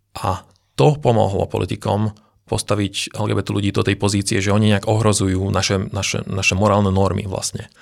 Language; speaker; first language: Slovak; non-native, local second language; Hungarian